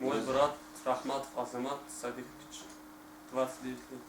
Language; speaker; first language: Russian; non-native, learner; Tajik